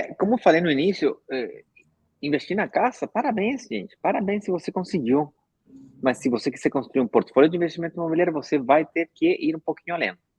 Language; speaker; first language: Portuguese; non-native, fluent; Spanish